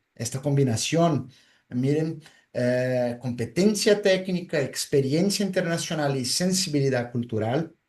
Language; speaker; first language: Spanish; non-native, fluent; Portuguese